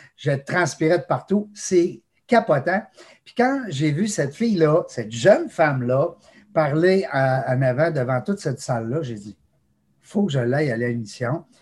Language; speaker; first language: French; native; French